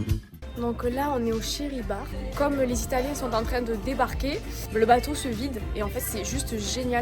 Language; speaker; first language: French; native; French